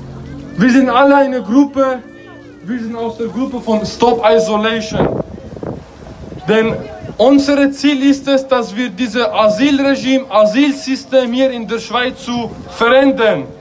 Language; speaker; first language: German; non-native, fluent; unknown